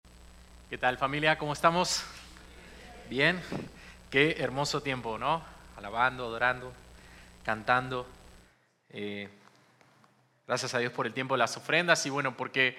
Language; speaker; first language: Spanish; native; Spanish